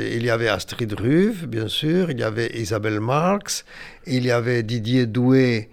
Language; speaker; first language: French; non-native, fluent; Yiddish